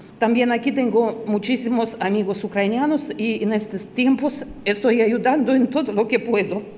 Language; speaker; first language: Spanish; non-native, fluent; Russian